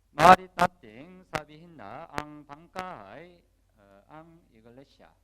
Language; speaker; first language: Filipino; non-native, learner; Korean